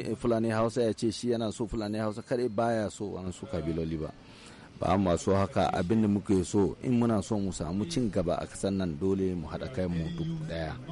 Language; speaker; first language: Hausa; non-native, local second language; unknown